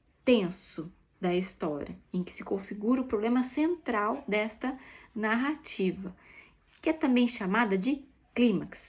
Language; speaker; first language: Portuguese; native; Portuguese